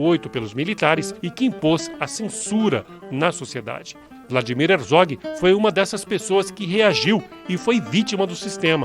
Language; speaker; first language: Portuguese; native; Portuguese